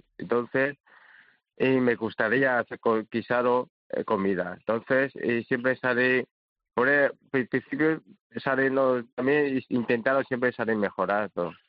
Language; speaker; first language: Spanish; non-native, learner; Chinese